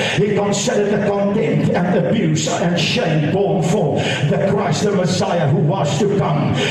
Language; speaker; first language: English; non-native, local second language; Afrikaans